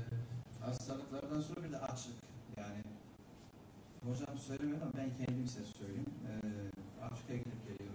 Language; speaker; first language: Turkish; native; Turkish